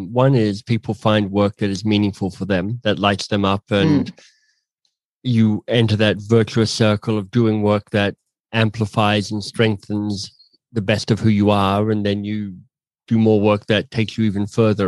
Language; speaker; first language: English; native; English